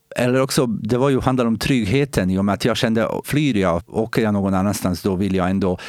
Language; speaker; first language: Swedish; non-native, fluent; Bosnian